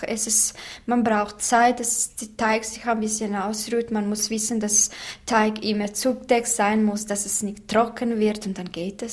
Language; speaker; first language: German; non-native, fluent; Bosnian